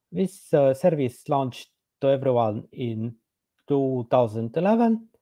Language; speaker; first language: English; non-native, fluent; Estonian